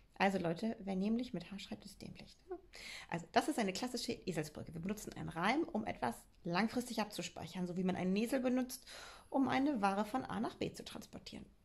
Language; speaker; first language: German; native; German